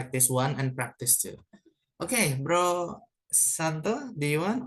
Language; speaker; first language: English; non-native, fluent; Indonesian